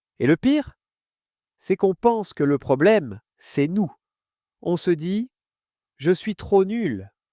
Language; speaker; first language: French; non-native, fluent; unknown